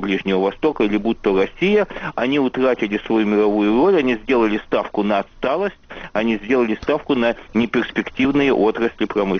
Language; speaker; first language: Russian; native; Russian